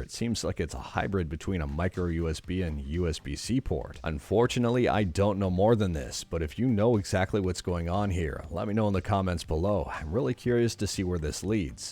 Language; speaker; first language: English; native; English